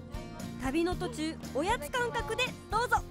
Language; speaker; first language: Japanese; native; Japanese